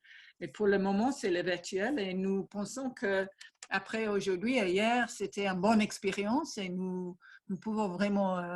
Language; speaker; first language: French; non-native, fluent; English